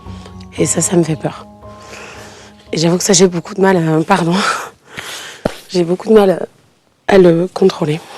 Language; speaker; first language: French; native; French